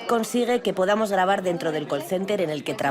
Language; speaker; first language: Spanish; native; Spanish